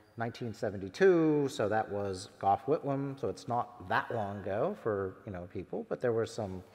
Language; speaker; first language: English; native; English